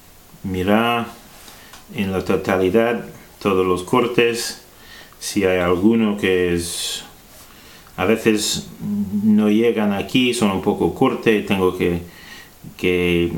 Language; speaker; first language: Spanish; non-native, fluent; English